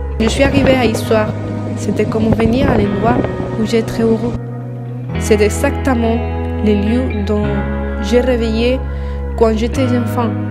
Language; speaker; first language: French; non-native, learner; Spanish